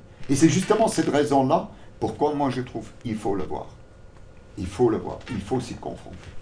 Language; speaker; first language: French; non-native, local second language; German